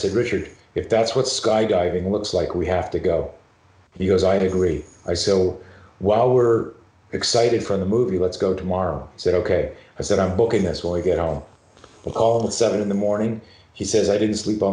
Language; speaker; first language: English; native; English